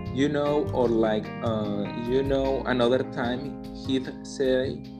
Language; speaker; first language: English; non-native, learner; Spanish